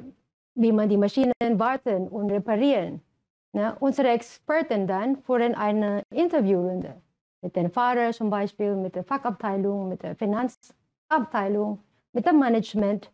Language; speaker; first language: German; non-native, fluent; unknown